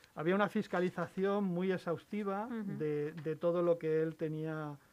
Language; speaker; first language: Spanish; native; Spanish